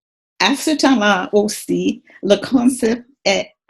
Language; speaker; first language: French; non-native, fluent; English